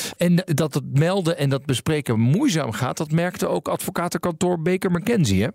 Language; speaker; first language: Dutch; native; Dutch